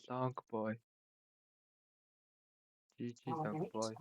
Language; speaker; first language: English; non-native, learner; Mongolian